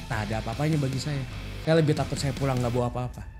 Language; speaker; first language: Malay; non-native, local second language; Indonesian